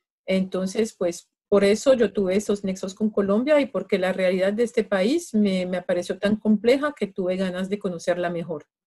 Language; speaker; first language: Spanish; non-native, fluent; French